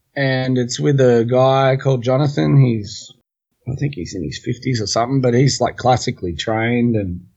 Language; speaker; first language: English; native; English